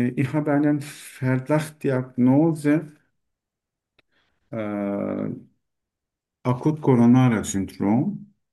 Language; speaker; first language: German; non-native, learner; Turkish